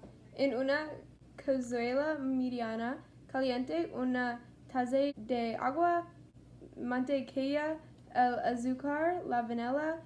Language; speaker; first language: Spanish; non-native, learner; English